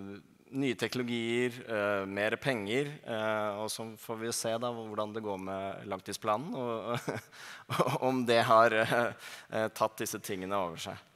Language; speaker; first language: Norwegian; native; Norwegian